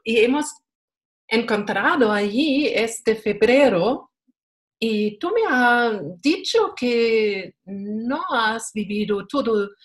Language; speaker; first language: Spanish; non-native, learner; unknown